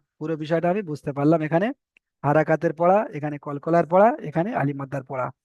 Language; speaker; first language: Bangla; native; Bangla